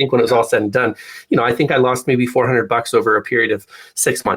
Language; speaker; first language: English; native; English